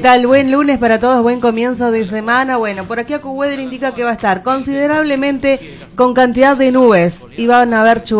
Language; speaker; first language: Spanish; native; Spanish